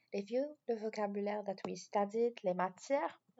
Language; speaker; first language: French; non-native, fluent; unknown